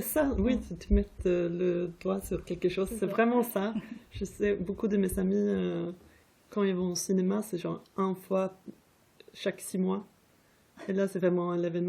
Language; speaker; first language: French; non-native, fluent; Swedish